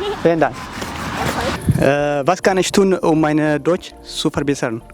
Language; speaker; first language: German; non-native, learner; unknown